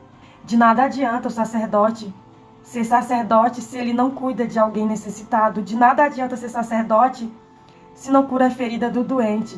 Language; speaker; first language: Portuguese; native; Portuguese